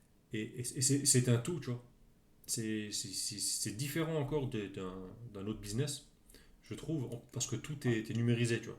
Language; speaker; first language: French; native; French